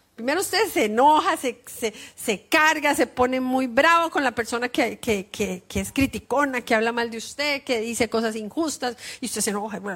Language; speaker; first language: Spanish; native; Spanish